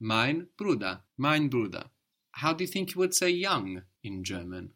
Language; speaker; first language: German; non-native, fluent; English